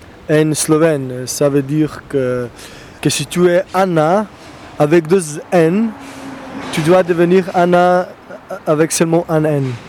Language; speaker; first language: French; non-native, fluent; Slovenian